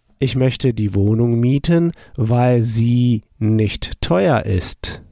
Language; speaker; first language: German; non-native, fluent; English